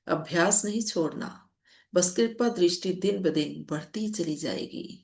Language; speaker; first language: Hindi; non-native, local second language; Punjabi